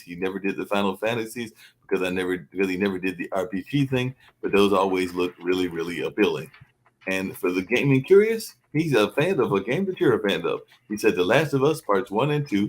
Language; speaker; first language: English; native; English